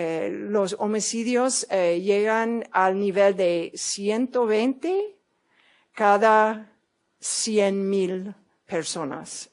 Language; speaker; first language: Spanish; non-native, fluent; English